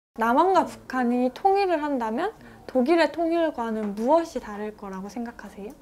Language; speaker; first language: Korean; native; Korean